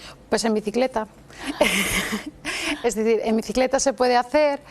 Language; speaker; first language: Spanish; native; Spanish